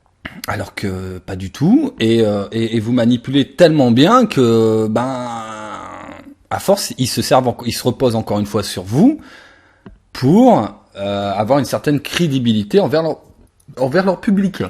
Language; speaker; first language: French; native; French